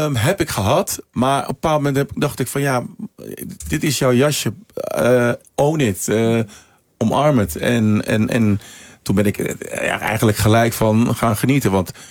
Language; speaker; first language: Dutch; early bilingual, other home language; Sranan Tongo